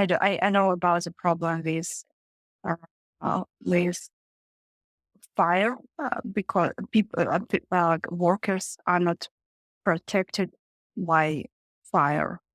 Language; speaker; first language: English; non-native, learner; Russian